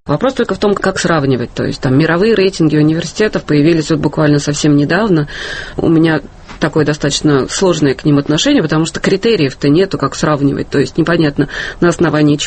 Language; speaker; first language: Russian; native; Russian